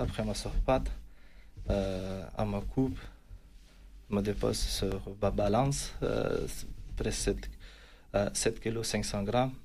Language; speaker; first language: French; non-native, learner; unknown